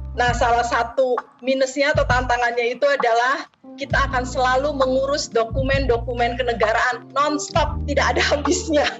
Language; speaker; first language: Indonesian; native; Indonesian